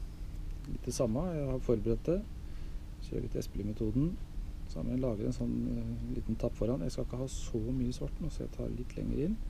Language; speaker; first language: Norwegian; native; Norwegian